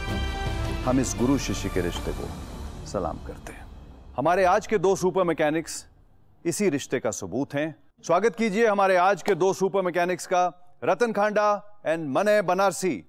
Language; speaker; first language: Hindi; native; Hindi